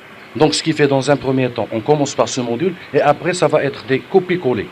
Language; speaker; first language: French; non-native, local second language; Arabic